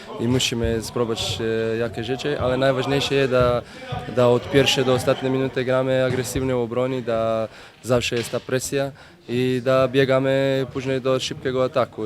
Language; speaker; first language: Polish; non-native, learner; Croatian